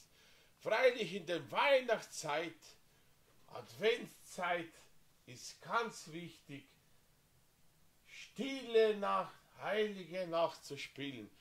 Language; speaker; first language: German; non-native, fluent; Slovenian